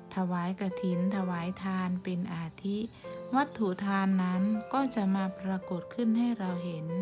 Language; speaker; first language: Thai; native; Thai